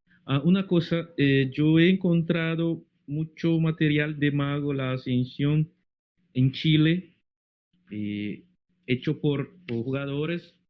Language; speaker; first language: Spanish; non-native, learner; Portuguese